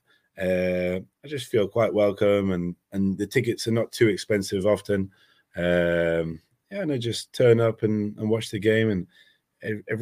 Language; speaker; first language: English; native; English